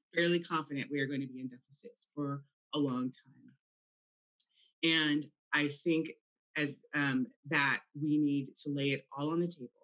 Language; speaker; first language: English; native; English